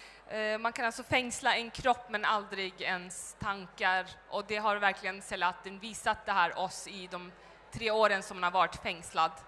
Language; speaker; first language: Swedish; early bilingual, other home language; Turkish